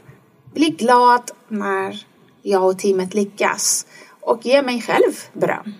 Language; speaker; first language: Swedish; non-native, fluent; Persian